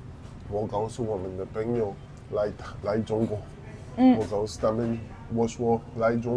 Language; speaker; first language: Chinese; non-native, learner; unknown